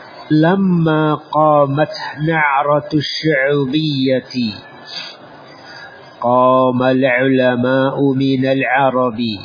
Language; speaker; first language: Arabic; non-native, fluent; Indonesian